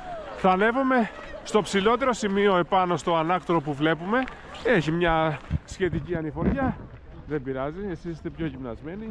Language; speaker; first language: Greek; native; Greek